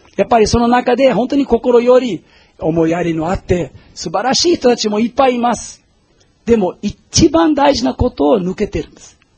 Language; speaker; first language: Japanese; non-native, fluent; English